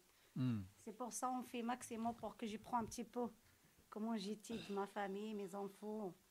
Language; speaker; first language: French; non-native, local second language; Arabic